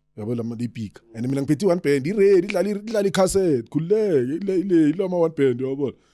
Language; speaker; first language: Zulu; native; Zulu